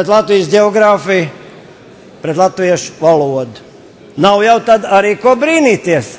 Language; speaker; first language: Latvian; native; Latvian